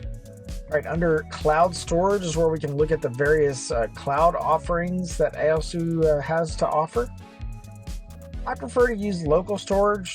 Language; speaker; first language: English; native; English